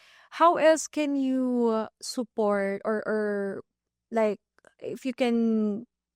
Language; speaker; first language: English; non-native, local second language; Filipino